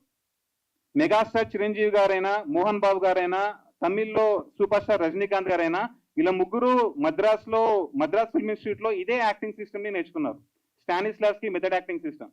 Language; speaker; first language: Telugu; native; Telugu